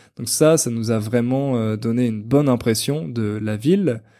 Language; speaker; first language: French; native; French